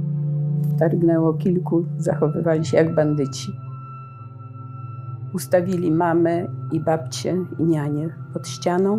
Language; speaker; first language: Polish; native; Polish